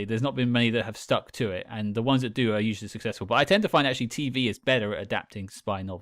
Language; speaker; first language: English; native; English